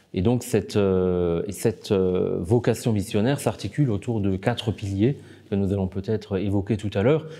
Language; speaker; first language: French; native; French